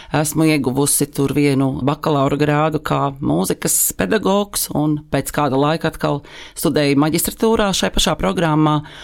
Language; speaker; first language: Latvian; native; Latvian